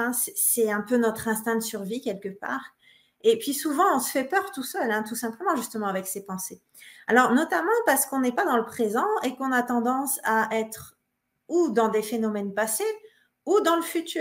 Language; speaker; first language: French; native; French